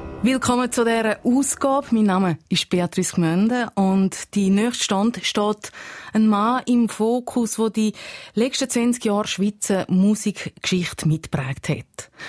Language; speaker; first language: German; native; German